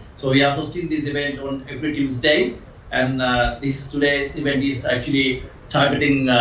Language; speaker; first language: English; non-native, local second language; Sinhala